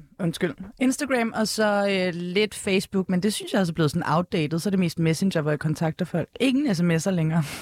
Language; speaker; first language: Danish; native; Danish